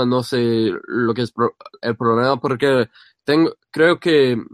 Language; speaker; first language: Spanish; non-native, fluent; English